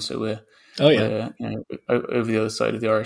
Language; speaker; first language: English; native; English